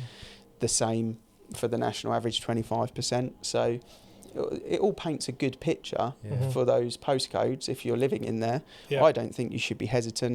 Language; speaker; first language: English; native; English